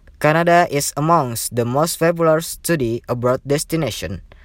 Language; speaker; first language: English; non-native, learner; Indonesian